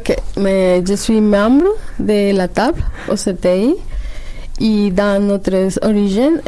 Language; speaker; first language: French; non-native, learner; Spanish